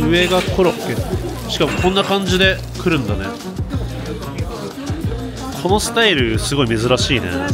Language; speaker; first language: Japanese; native; Japanese